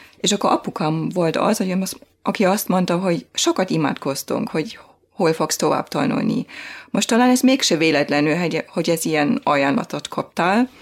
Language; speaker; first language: Hungarian; non-native, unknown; German